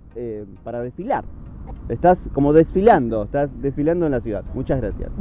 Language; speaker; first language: Spanish; native; Spanish